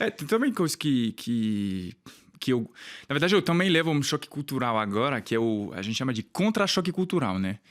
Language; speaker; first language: Portuguese; non-native, fluent; French